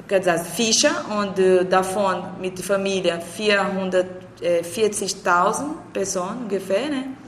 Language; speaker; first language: German; non-native, learner; Portuguese